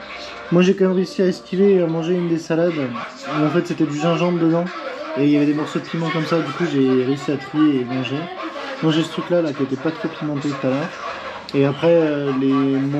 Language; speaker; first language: French; native; French